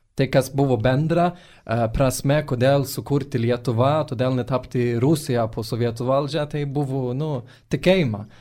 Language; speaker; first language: Lithuanian; non-native, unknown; Swedish